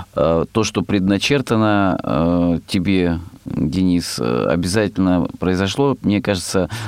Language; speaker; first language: Russian; native; Russian